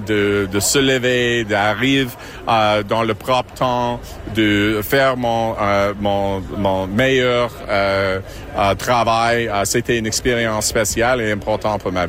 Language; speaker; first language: French; non-native, local second language; English